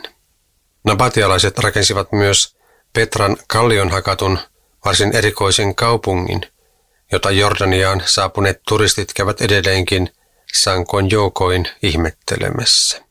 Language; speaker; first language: Finnish; native; Finnish